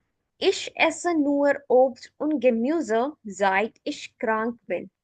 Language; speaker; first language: German; non-native, fluent; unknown